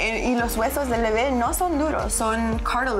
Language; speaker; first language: Spanish; early bilingual, heritage; English